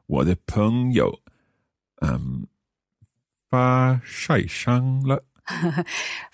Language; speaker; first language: Chinese; non-native, learner; English